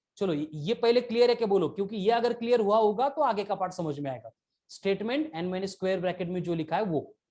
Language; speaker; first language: Hindi; non-native, local second language; Marathi